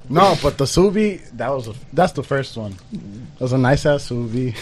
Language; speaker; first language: English; early bilingual, other home language; Spanish